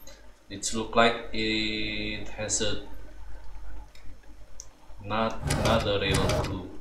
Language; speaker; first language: English; non-native, learner; Indonesian